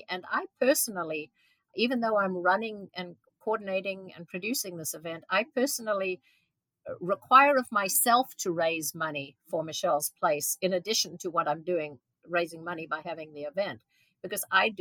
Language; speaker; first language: English; native; English